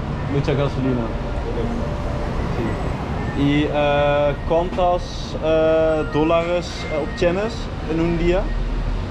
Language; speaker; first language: Spanish; non-native, learner; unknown